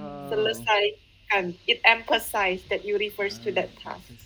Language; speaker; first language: English; non-native, fluent; Indonesian